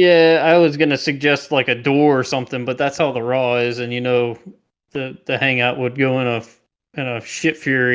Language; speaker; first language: English; native; English